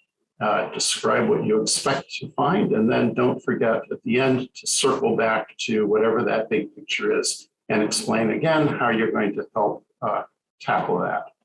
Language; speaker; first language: English; native; English